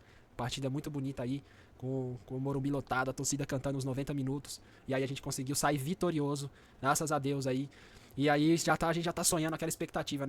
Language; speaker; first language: Portuguese; native; Portuguese